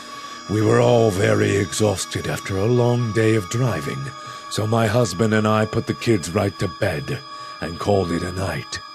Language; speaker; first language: English; native; English